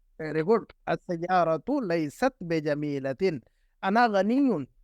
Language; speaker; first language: Arabic; non-native, fluent; Urdu